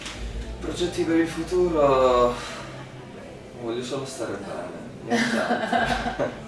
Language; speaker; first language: Italian; native; Italian